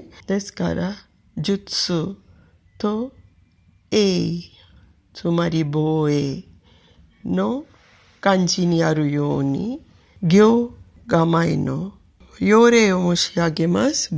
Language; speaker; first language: Japanese; non-native, fluent; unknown